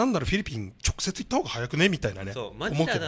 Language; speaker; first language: Japanese; native; Japanese